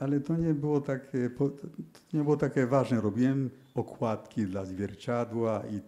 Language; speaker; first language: Polish; early bilingual, heritage; Polish